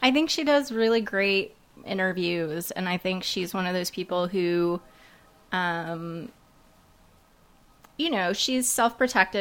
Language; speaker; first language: English; native; English